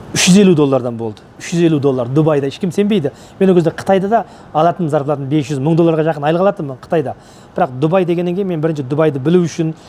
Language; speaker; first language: Kazakh; native; Kazakh